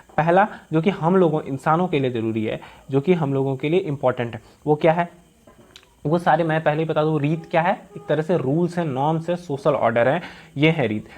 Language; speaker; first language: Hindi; native; Hindi